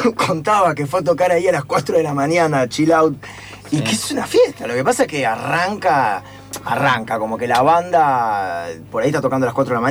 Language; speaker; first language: Spanish; native; Spanish